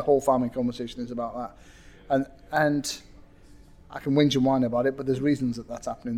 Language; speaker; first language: English; native; English